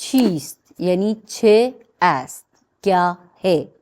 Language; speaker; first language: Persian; non-native, fluent; Urdu